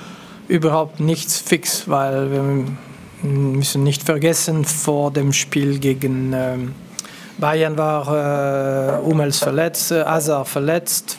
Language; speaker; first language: German; non-native, local second language; French